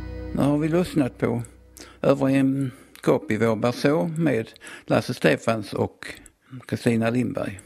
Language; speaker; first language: Swedish; native; Swedish